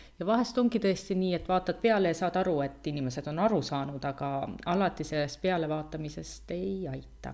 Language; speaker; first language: Estonian; native; Estonian